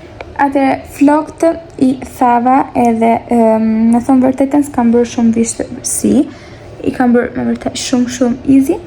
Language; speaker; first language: Albanian; early bilingual, heritage; Albanian